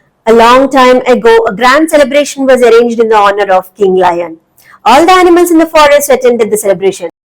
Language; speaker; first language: English; non-native, local second language; Telugu